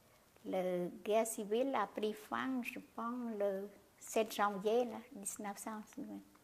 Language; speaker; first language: French; non-native, learner; Khmer